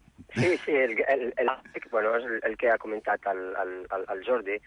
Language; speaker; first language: Catalan; non-native, fluent; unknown